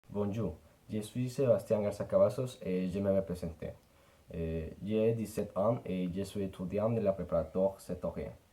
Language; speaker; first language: French; non-native, learner; Spanish